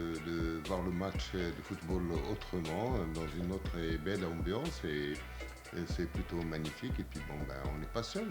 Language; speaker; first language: French; non-native, local second language; Arabic